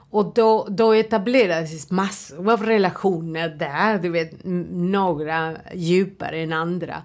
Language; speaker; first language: Swedish; non-native, fluent; Spanish